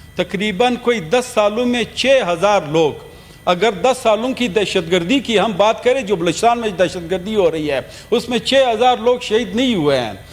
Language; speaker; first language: Urdu; non-native, local second language; Pashto